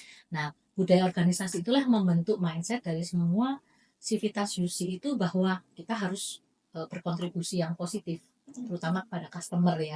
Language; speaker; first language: Indonesian; native; Indonesian